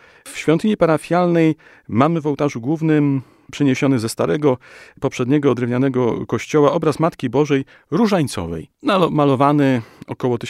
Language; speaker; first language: Polish; native; Polish